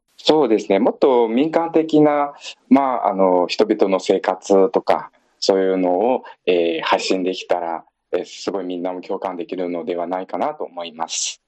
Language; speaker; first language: Japanese; non-native, fluent; Uyghur